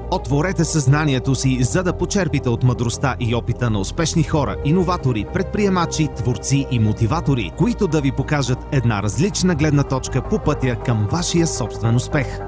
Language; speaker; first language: Bulgarian; native; Bulgarian